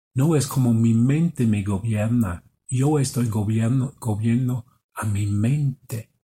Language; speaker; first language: Spanish; non-native, fluent; German